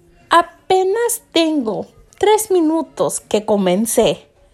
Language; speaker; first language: Spanish; early bilingual, heritage; Spanish